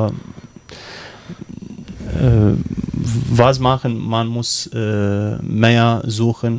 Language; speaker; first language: German; non-native, learner; Arabic